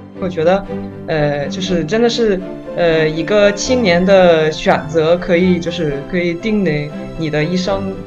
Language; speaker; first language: Chinese; non-native, fluent; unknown